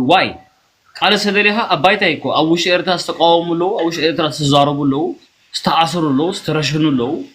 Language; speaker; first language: Tigrinya; early bilingual, heritage; Tigrinya